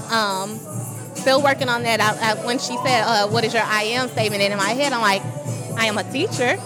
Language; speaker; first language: English; native; English